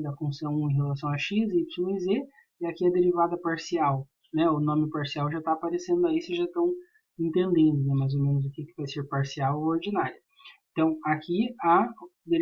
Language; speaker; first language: Portuguese; native; Portuguese